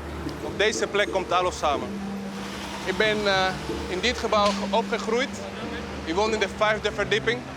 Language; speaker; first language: Dutch; non-native, fluent; Spanish